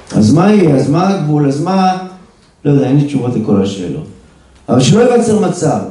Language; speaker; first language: Hebrew; native; Hebrew